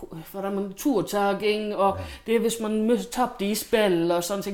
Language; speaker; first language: Norwegian; non-native, fluent; Danish